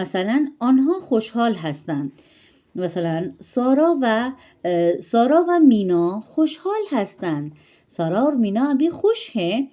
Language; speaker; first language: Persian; non-native, fluent; Urdu